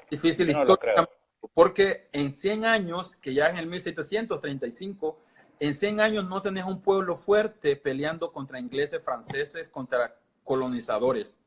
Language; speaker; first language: Spanish; non-native, local second language; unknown